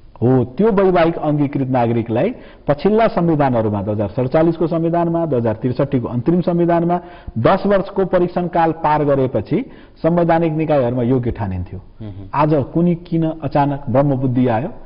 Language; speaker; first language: Nepali; non-native, local second language; Maithili